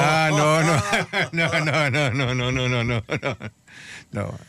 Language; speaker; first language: Spanish; early bilingual, heritage; Spanish